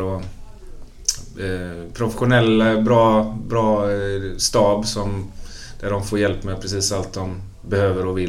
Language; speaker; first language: Swedish; native; Swedish